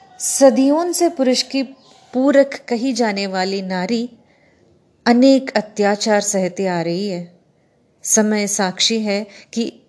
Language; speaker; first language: Hindi; non-native, local second language; Kannada